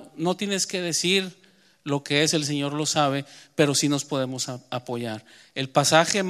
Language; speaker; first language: Spanish; native; Spanish